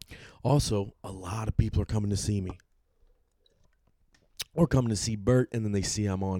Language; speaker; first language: English; native; English